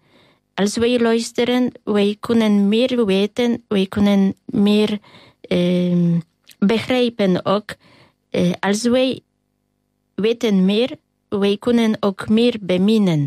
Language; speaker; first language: Dutch; non-native, fluent; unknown